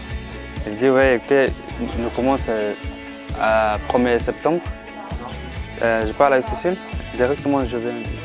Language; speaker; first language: French; non-native, learner; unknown